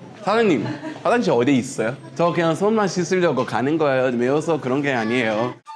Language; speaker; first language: Korean; non-native, fluent; English